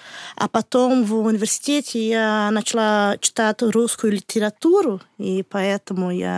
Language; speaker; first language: Russian; non-native, learner; Portuguese